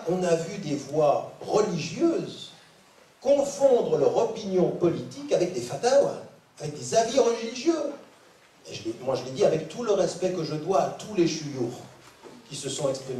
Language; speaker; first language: French; native; French